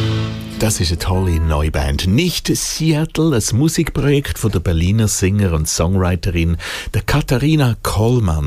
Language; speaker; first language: German; native; German